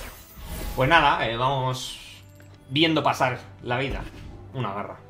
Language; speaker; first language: Spanish; native; Spanish